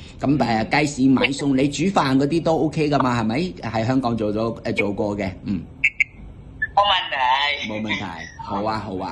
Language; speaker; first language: Cantonese; native; Cantonese